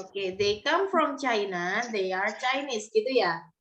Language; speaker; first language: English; non-native, learner; Indonesian